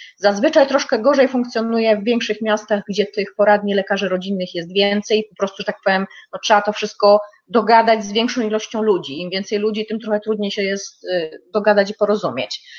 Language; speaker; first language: Polish; native; Polish